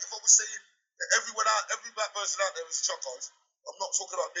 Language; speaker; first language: English; native; English